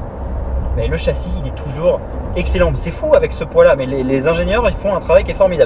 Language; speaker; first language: French; native; French